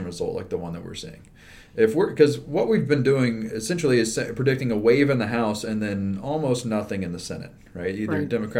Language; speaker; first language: English; native; English